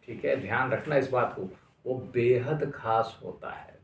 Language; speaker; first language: Hindi; native; Hindi